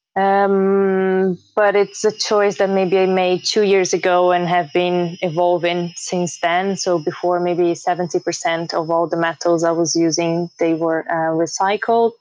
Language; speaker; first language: English; early bilingual, heritage; Portuguese